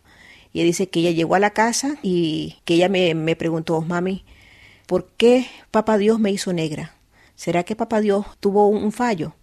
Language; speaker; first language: Spanish; native; Spanish